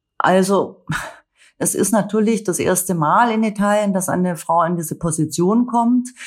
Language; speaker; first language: German; native; German